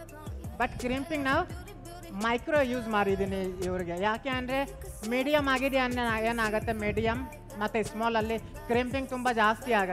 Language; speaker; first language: Kannada; non-native, local second language; Hindi